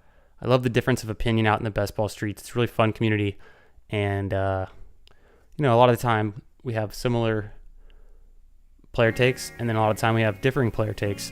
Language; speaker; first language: English; native; English